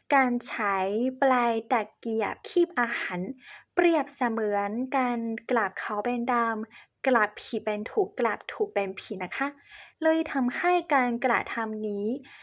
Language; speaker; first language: Thai; non-native, fluent; Chinese